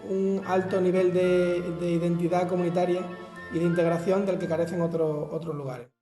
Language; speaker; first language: Spanish; native; Spanish